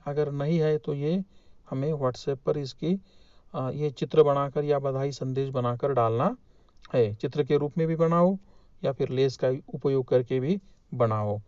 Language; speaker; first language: Hindi; non-native, local second language; Marathi